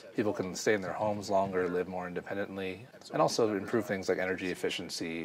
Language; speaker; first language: English; native; English